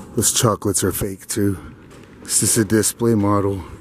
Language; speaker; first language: English; native; English